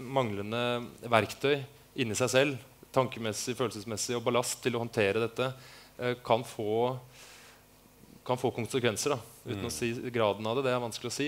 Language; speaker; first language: Norwegian; native; Norwegian